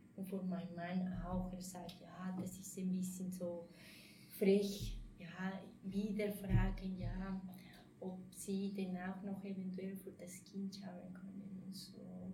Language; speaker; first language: German; non-native, fluent; Spanish